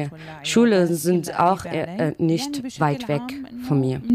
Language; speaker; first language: German; non-native, learner; Arabic